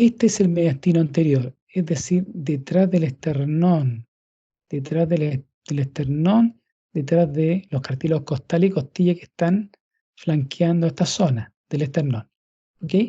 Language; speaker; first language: Spanish; native; Spanish